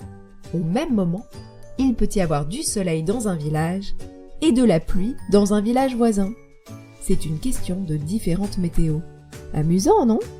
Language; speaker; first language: French; native; French